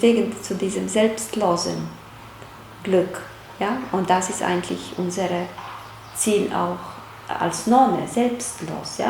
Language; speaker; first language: German; non-native, fluent; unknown